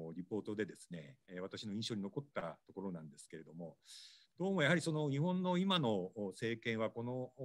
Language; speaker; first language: Japanese; native; Japanese